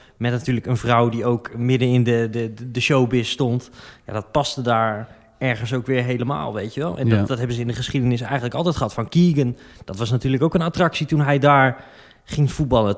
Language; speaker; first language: Dutch; native; Dutch